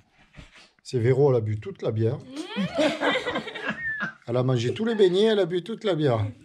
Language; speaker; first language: French; native; French